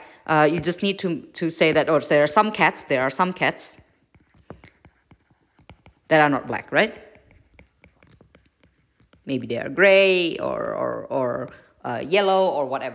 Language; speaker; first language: English; non-native, fluent; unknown